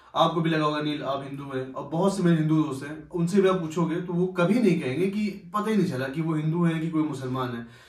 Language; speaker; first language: Hindi; native; Hindi